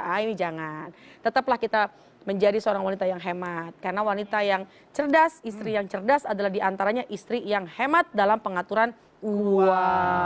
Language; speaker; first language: Indonesian; native; Indonesian